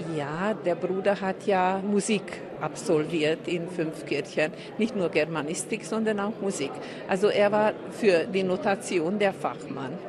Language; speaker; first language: German; non-native, local second language; Hungarian